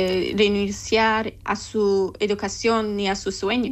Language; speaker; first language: Spanish; non-native, learner; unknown